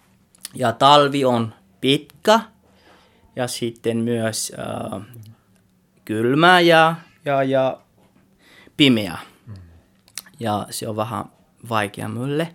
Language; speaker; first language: Finnish; non-native, learner; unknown